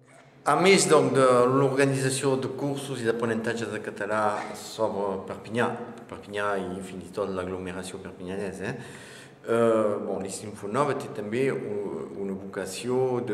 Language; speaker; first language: Catalan; non-native, local second language; French